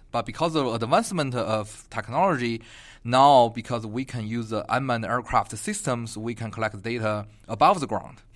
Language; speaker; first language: English; non-native, fluent; Chinese